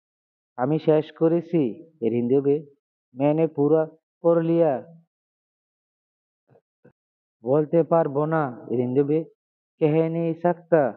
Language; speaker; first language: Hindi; non-native, learner; Bangla